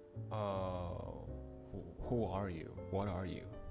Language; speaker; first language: English; non-native, fluent; Indonesian